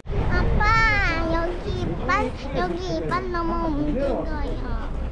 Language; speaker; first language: Korean; early bilingual, other home language; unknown